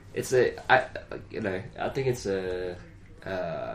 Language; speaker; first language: English; native; English